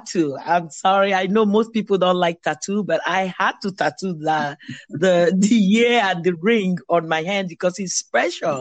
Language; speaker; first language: English; non-native, local second language; Igbo